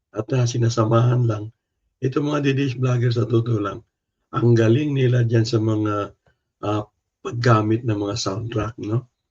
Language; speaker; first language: Filipino; non-native, local second language; Cebuano